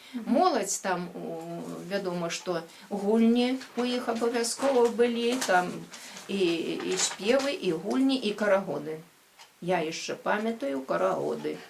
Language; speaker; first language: Belarusian; native; Belarusian